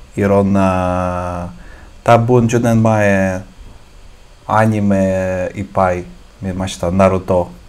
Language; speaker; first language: Japanese; non-native, learner; Russian